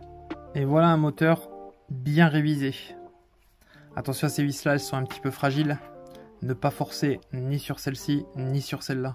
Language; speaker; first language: French; native; French